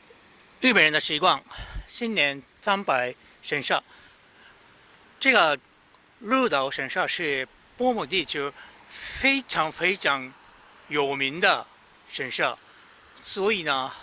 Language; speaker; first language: Chinese; non-native, learner; Japanese